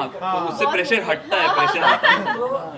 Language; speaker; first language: Hindi; native; Hindi